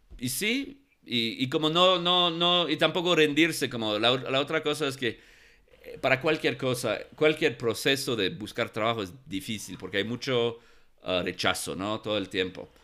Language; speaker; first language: Spanish; non-native, fluent; English